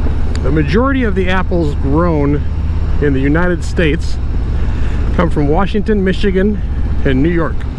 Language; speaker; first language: English; native; English